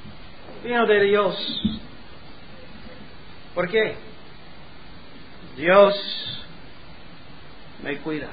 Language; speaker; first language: Spanish; non-native, learner; English